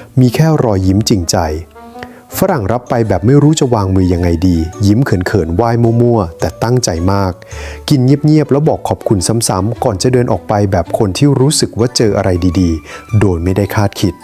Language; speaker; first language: Thai; native; Thai